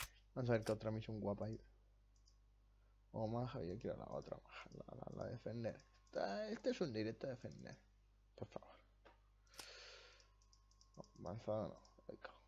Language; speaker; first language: Spanish; native; Spanish